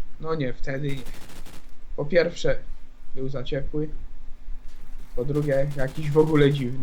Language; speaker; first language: Polish; native; Polish